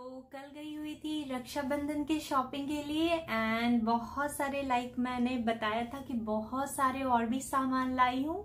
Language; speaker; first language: Hindi; native; Hindi